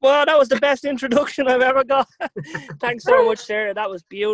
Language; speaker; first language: English; native; English